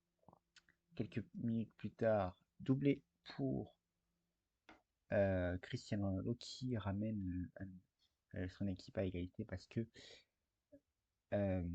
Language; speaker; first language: French; native; French